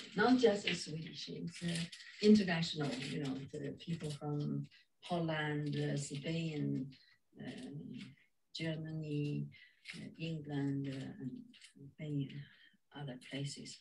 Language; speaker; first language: English; non-native, fluent; Chinese